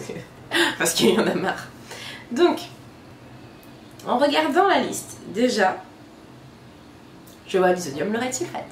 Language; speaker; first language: French; native; French